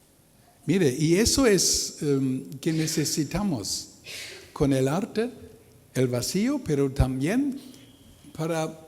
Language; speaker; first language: Spanish; non-native, learner; German